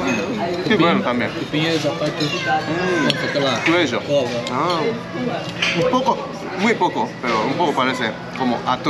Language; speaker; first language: Spanish; non-native, fluent; Japanese